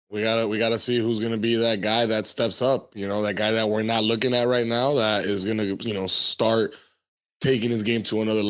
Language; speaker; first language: English; native; English